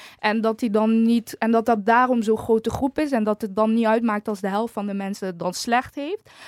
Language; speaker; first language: Dutch; early bilingual, other home language; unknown